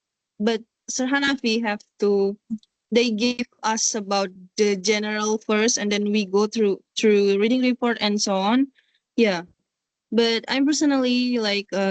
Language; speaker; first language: English; non-native, learner; Indonesian